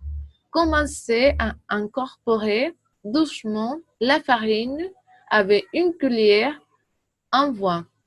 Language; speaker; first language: French; non-native, learner; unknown